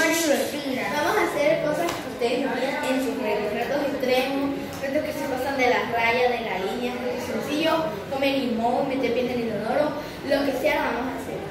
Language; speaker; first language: Spanish; native; Spanish